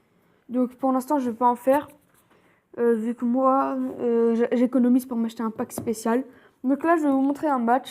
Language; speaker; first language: French; native; French